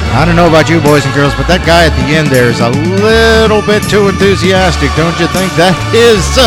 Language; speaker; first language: English; native; English